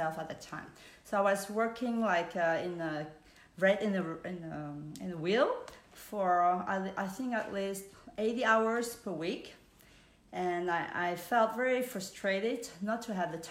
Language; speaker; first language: English; non-native, fluent; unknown